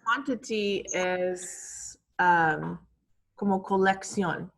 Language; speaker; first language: Spanish; non-native, learner; English